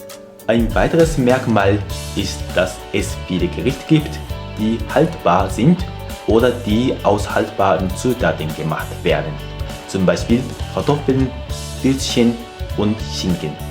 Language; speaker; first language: German; non-native, fluent; Japanese